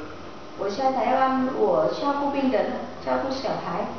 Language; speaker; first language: Chinese; non-native, learner; Vietnamese